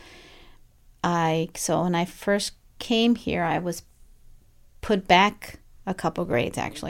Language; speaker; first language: English; early bilingual, other home language; Spanish